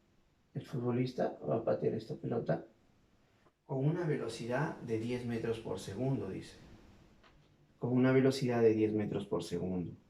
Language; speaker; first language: Spanish; native; Spanish